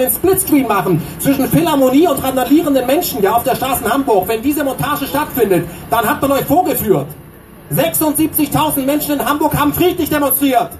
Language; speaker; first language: German; native; German